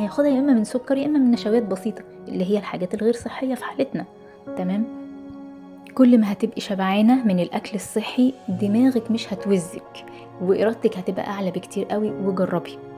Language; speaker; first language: Arabic; native; Arabic